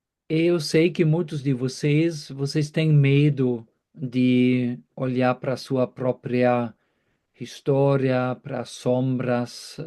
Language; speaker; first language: Portuguese; non-native, fluent; German